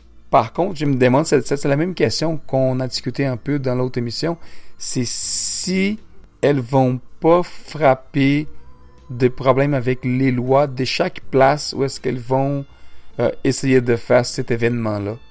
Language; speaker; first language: French; non-native, fluent; Portuguese